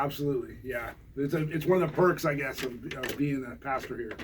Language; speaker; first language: English; native; English